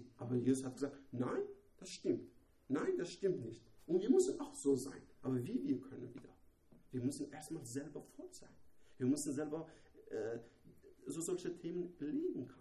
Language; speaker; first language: German; non-native, learner; Persian